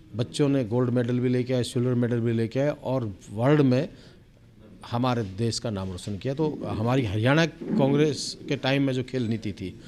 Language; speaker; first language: Hindi; native; Hindi